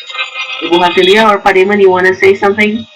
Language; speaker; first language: English; non-native, fluent; Indonesian